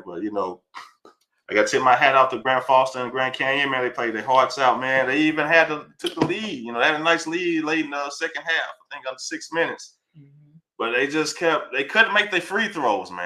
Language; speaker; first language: English; native; English